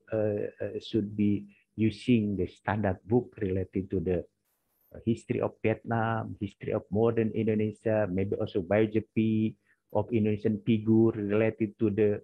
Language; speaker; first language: English; non-native, learner; Indonesian